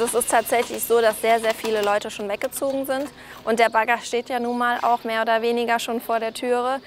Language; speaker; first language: German; native; German